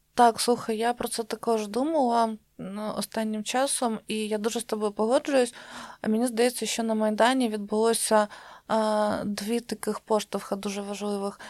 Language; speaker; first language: Ukrainian; non-native, local second language; Russian